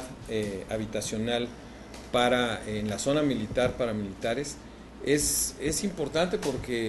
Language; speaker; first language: Spanish; native; Spanish